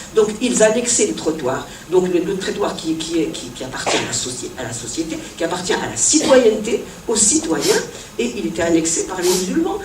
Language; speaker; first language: French; non-native, local second language; Arabic